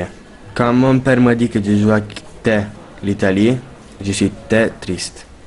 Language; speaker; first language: French; non-native, learner; Italian